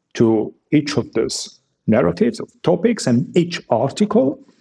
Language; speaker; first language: English; non-native, fluent; Italian